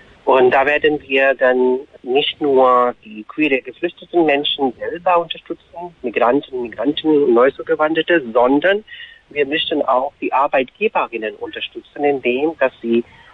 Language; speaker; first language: German; non-native, fluent; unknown